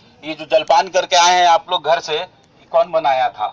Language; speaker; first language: Hindi; non-native, local second language; Bhojpuri